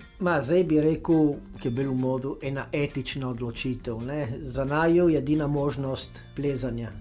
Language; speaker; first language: Slovenian; native; Slovenian